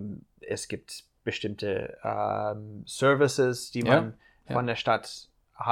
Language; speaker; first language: German; non-native, fluent; English